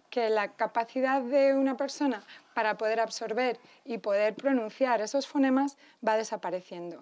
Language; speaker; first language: Spanish; native; Spanish